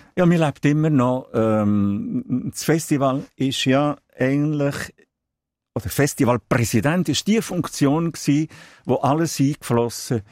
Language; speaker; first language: German; non-native, local second language; Italian